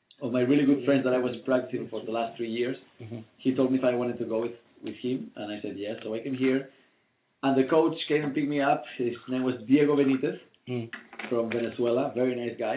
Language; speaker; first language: English; non-native, fluent; Spanish